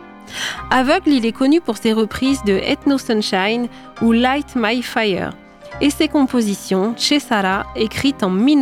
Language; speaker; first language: French; native; French